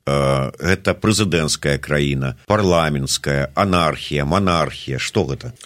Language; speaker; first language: Belarusian; native; Belarusian